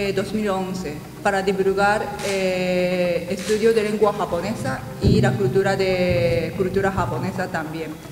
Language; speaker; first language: Spanish; non-native, learner; Japanese